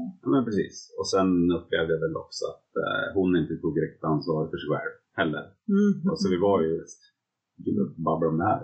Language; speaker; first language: Swedish; native; Swedish